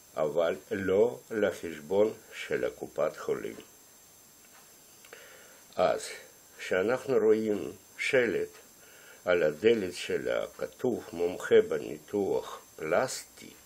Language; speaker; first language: Hebrew; non-native, fluent; Russian